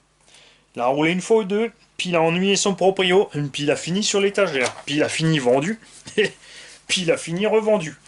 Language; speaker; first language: French; native; French